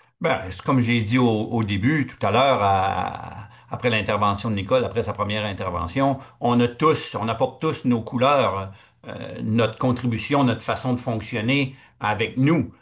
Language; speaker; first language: French; native; French